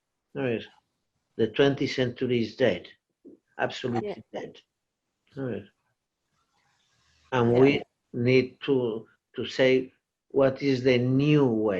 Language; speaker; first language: English; non-native, learner; Portuguese